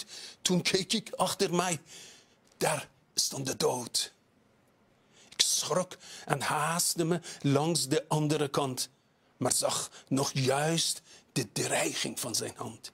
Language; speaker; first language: Dutch; non-native, fluent; Persian